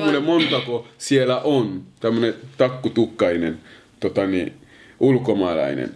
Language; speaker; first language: Finnish; early bilingual, other home language; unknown